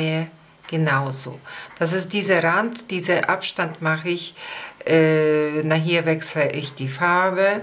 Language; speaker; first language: German; non-native, fluent; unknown